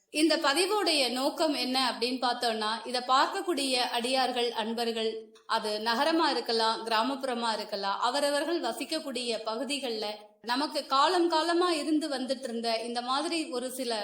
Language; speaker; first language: Tamil; native; Tamil